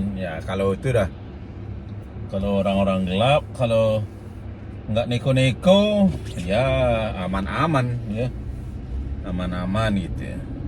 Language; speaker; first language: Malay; non-native, local second language; Balinese